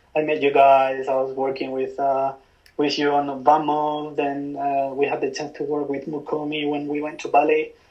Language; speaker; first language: English; non-native, fluent; Spanish